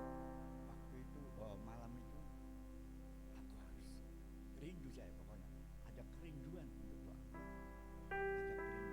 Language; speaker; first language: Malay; non-native, local second language; Javanese